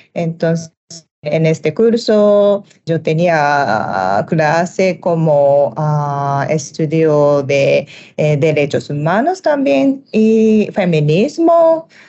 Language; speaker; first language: Spanish; non-native, learner; Japanese